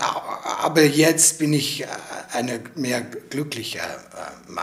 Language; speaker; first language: German; non-native, learner; English